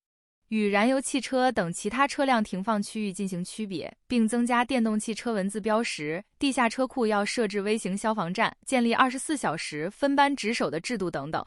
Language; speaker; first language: Chinese; native; Chinese